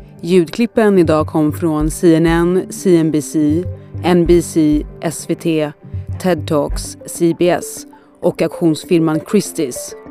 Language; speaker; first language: Swedish; native; Swedish